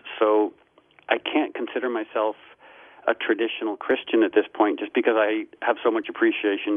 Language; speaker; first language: English; native; English